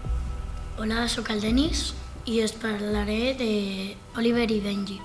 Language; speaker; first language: Catalan; non-native, local second language; Spanish